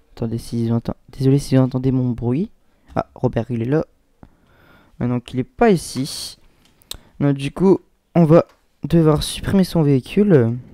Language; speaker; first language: French; native; French